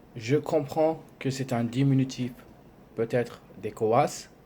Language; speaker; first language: French; non-native, local second language; Wolof